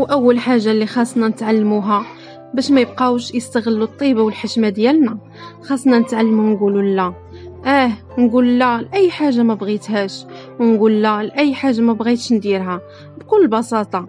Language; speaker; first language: Arabic; native; Arabic